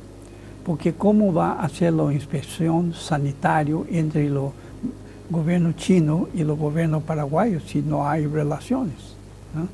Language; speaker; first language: Spanish; non-native, fluent; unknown